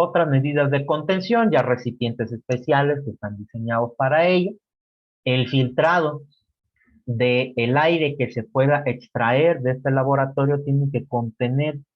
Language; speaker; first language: Spanish; native; Spanish